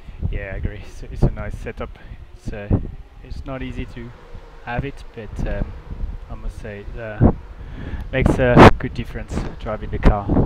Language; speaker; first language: English; non-native, fluent; French